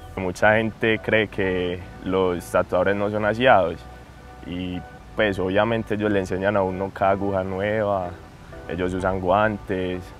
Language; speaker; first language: Spanish; native; Spanish